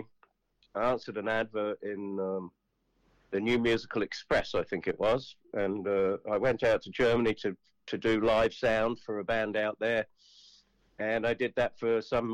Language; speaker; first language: English; native; English